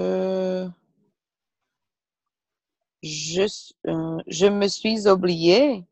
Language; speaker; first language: French; non-native, learner; Portuguese